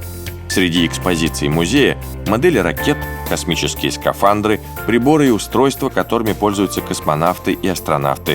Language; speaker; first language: Russian; native; Russian